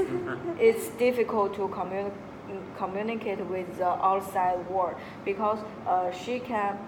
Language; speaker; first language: English; non-native, local second language; Chinese